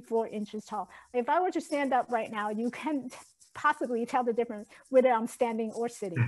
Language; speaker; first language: English; non-native, fluent; Chinese